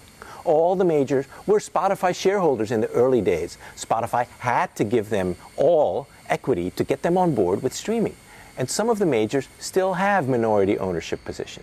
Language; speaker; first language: English; native; English